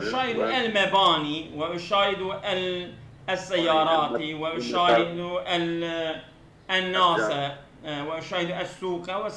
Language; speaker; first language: Arabic; non-native, fluent; Turkish